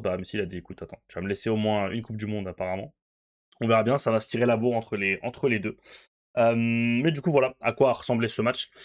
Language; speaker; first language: French; native; French